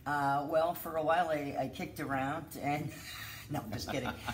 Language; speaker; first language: English; native; English